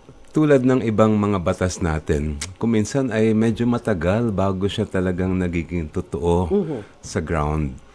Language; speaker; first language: Filipino; native; Filipino